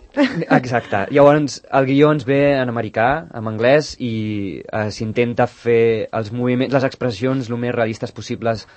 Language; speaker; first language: Catalan; native; Catalan